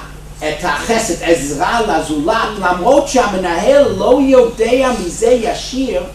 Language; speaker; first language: Hebrew; non-native, fluent; English